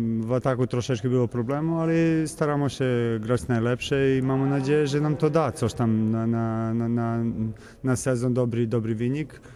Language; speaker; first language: Polish; non-native, learner; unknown